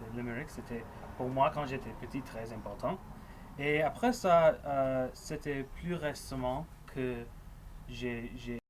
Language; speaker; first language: French; non-native, local second language; English